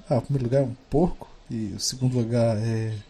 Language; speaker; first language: Portuguese; native; Portuguese